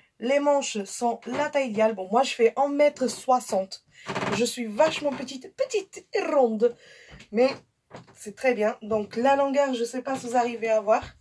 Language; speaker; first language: French; non-native, fluent; Portuguese